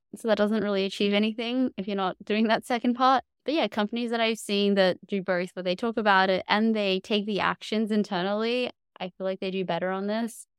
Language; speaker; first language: English; native; English